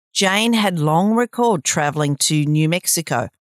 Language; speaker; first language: English; native; English